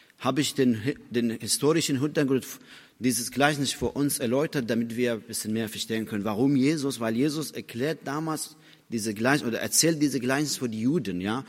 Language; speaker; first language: German; non-native, fluent; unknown